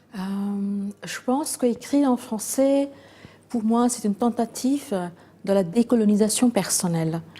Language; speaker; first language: French; non-native, fluent; Bangla